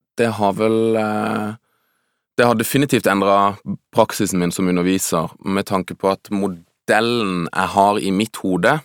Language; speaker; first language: Norwegian; non-native, fluent; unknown